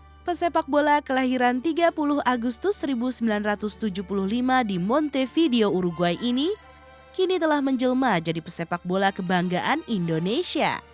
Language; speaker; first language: Indonesian; native; Indonesian